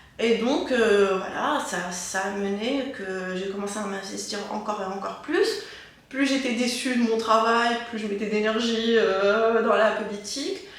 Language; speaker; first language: French; non-native, local second language; Arabic